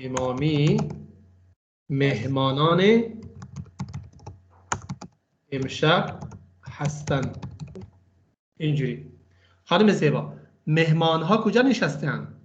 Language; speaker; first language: Persian; non-native, fluent; Urdu